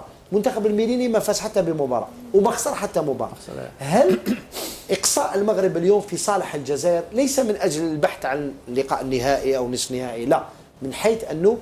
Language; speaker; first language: Arabic; native; Arabic